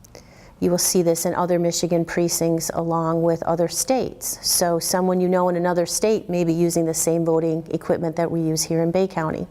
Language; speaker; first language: English; native; English